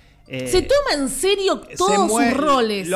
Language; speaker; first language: Spanish; native; Spanish